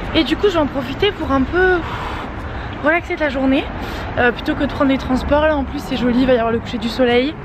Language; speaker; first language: French; native; French